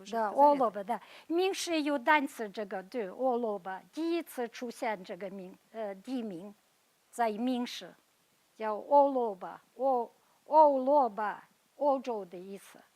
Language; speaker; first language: Chinese; non-native, fluent; Kazakh